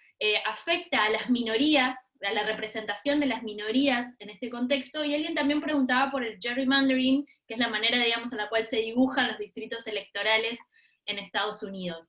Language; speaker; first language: Spanish; native; Spanish